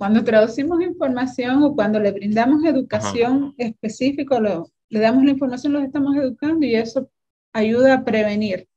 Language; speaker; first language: Spanish; native; Spanish